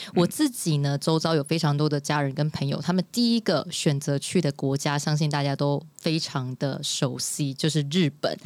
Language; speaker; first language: Chinese; native; Chinese